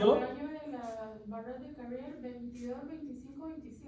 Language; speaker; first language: Spanish; native; Spanish